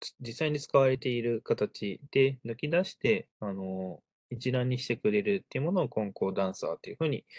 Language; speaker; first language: Japanese; native; Japanese